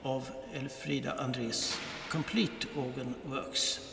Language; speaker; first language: English; non-native, fluent; Swedish